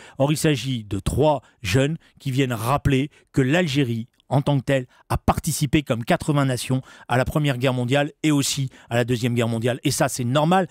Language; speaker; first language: French; native; French